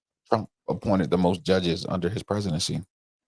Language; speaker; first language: English; native; English